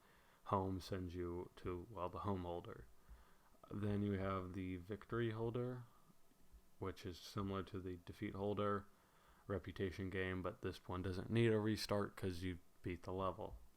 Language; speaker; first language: English; native; English